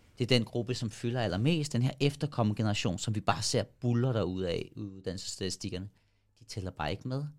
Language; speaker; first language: Danish; early bilingual, other home language; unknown